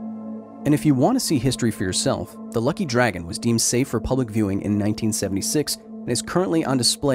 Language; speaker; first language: English; native; English